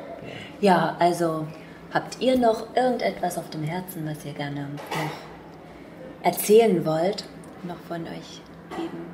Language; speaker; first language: German; native; German